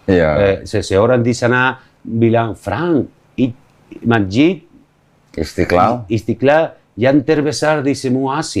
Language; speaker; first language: Indonesian; non-native, learner; Spanish